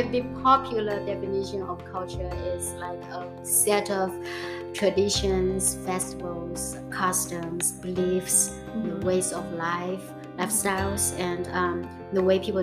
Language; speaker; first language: English; non-native, fluent; Chinese